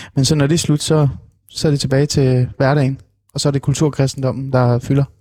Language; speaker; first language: Danish; non-native, local second language; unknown